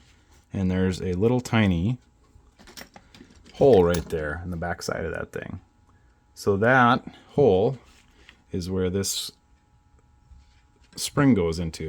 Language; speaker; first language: English; native; English